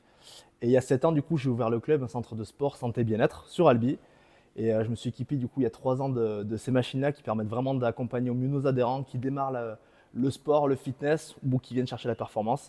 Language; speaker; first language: French; native; French